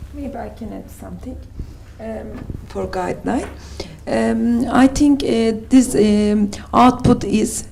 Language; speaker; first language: English; non-native, learner; Turkish